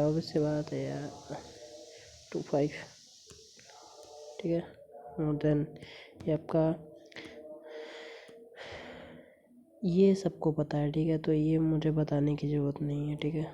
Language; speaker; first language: Hindi; native; Hindi